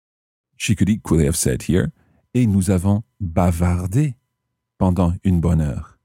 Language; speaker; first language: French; non-native, fluent; English